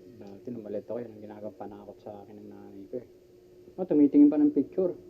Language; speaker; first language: Filipino; non-native, local second language; Hiligaynon